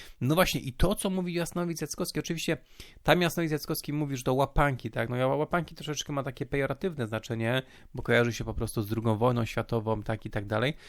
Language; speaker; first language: Polish; native; Polish